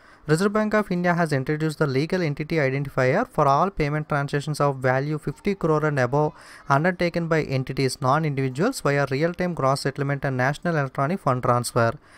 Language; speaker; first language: English; non-native, local second language; Telugu